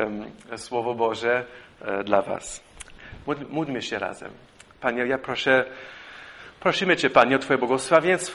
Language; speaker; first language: Polish; non-native, fluent; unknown